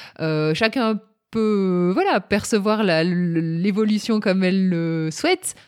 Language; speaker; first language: French; native; French